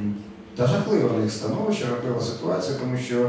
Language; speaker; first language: Ukrainian; native; Ukrainian